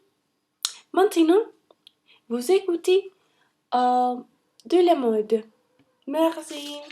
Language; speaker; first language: French; non-native, learner; Spanish